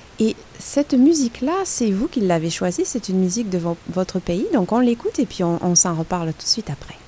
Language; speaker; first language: French; native; French